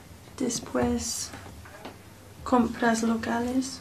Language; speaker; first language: Spanish; non-native, learner; English